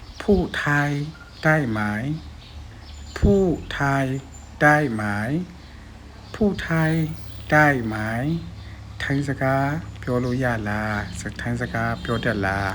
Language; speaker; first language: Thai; non-native, fluent; Burmese